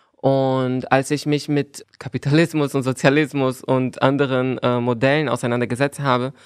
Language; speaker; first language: German; non-native, fluent; Portuguese